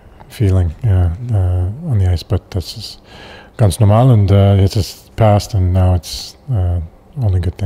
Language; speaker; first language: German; non-native, learner; English